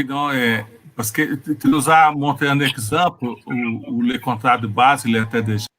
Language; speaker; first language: French; non-native, fluent; Portuguese